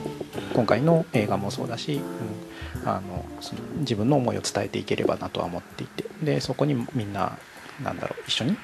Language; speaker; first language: Japanese; native; Japanese